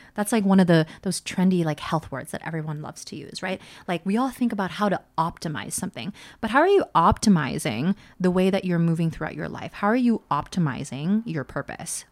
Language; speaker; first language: English; early bilingual, other home language; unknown